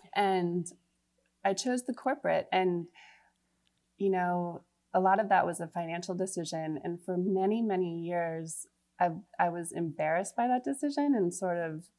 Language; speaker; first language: English; native; English